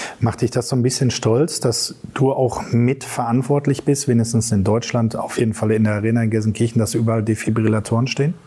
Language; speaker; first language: German; native; German